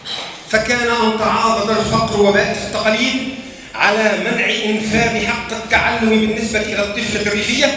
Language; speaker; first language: Arabic; native; Arabic